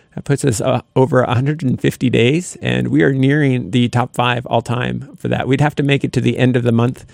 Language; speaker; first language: English; native; English